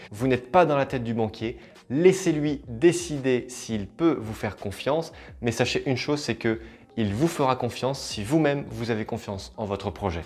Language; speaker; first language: French; native; French